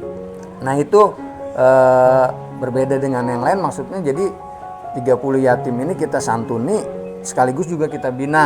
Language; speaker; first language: Indonesian; native; Indonesian